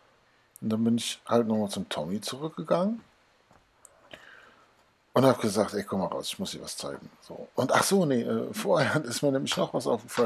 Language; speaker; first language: German; native; German